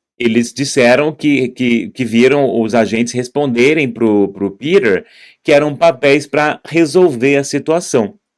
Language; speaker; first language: Portuguese; native; Portuguese